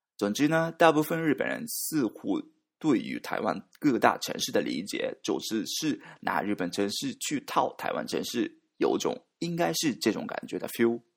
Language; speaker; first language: Chinese; non-native, learner; Japanese